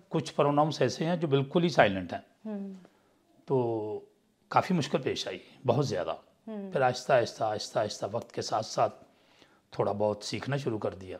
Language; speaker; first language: Urdu; non-native, local second language; Punjabi